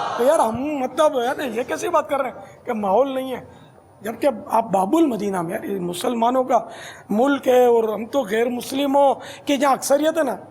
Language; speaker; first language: Urdu; non-native, local second language; Memoni